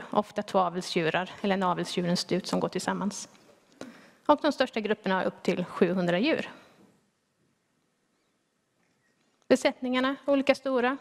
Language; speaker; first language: Swedish; native; Swedish